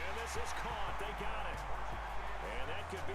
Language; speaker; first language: English; native; English